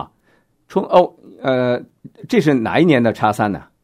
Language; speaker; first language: Chinese; native; Chinese